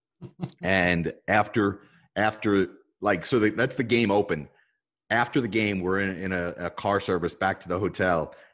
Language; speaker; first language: English; native; English